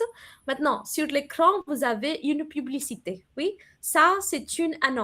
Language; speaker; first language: French; non-native, fluent; Hindi